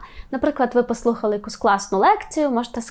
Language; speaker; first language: Polish; non-native, fluent; Ukrainian